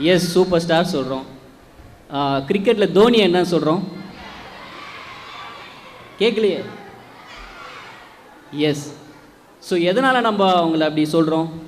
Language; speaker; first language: Tamil; native; Tamil